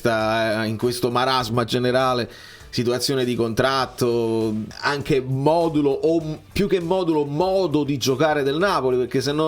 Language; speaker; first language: Italian; native; Italian